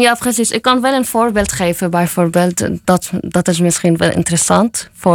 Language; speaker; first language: Dutch; non-native, fluent; Arabic